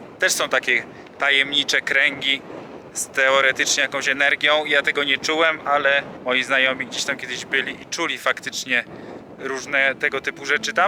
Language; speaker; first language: Polish; native; Polish